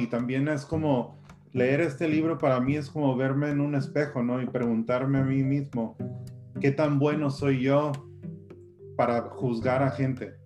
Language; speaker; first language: Spanish; early bilingual, heritage; Spanish